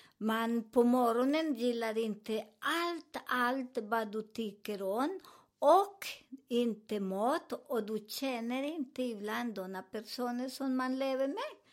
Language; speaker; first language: Swedish; non-native, learner; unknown